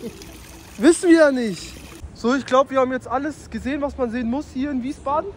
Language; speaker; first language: German; native; German